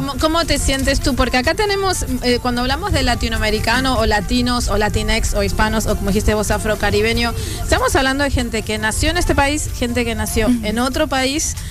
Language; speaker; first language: Spanish; native; Spanish